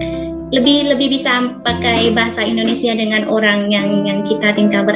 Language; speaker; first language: Indonesian; non-native, learner; Thai